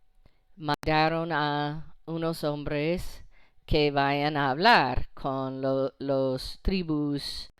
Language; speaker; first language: Spanish; non-native, fluent; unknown